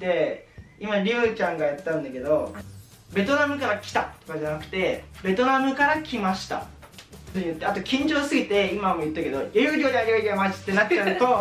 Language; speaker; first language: Japanese; native; Japanese